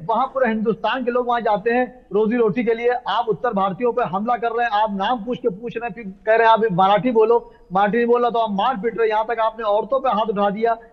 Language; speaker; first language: Hindi; native; Hindi